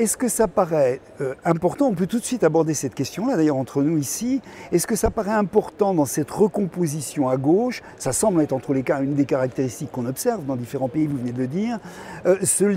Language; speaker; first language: French; native; French